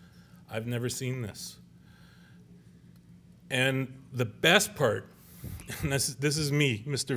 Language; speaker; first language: English; native; English